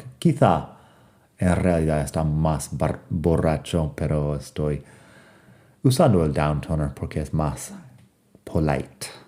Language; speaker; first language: Spanish; non-native, fluent; English